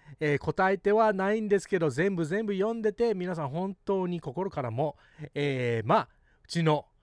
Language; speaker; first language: Japanese; early bilingual, heritage; Japanese